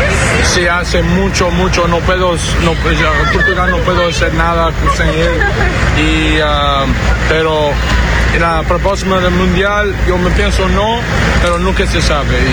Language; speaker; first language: Spanish; non-native, learner; Portuguese